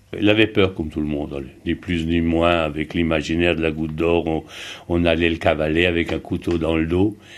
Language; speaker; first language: French; native; French